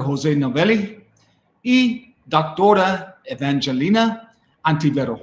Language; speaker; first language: Spanish; non-native, learner; English